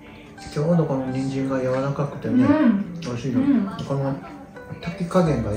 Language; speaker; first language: Japanese; native; Japanese